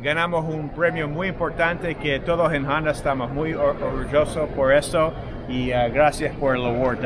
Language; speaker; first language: Spanish; non-native, fluent; English